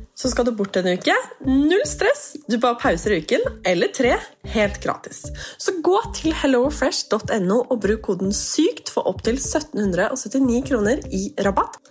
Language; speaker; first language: Norwegian; native; Norwegian